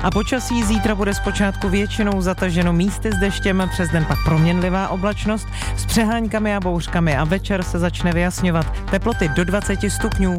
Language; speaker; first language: Czech; native; Czech